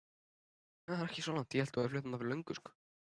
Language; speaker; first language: Icelandic; native; Icelandic